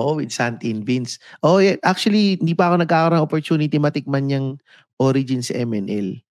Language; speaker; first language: Filipino; native; Filipino